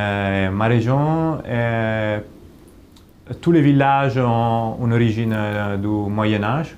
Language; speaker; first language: French; non-native, fluent; Italian